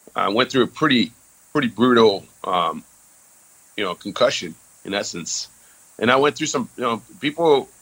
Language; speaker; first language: English; early bilingual, other home language; French